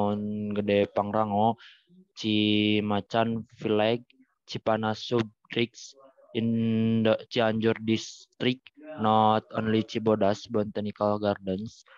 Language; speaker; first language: English; non-native, learner; Indonesian